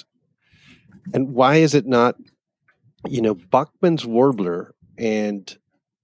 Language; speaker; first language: English; native; English